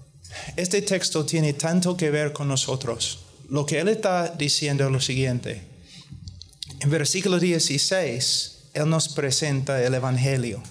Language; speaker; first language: Spanish; non-native, fluent; English